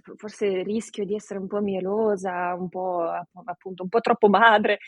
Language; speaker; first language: Italian; early bilingual, other home language; Romanian